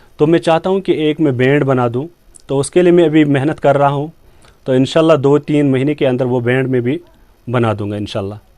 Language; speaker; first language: Hindi; non-native, local second language; Kashmiri